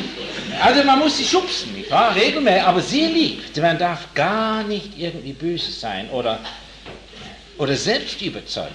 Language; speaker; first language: German; non-native, fluent; English